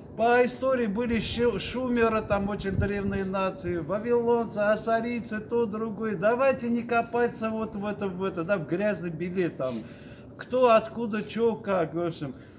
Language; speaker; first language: Russian; non-native, local second language; Armenian